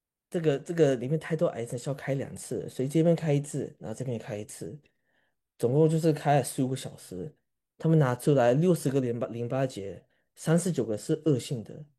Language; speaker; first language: Chinese; early bilingual, heritage; Chinese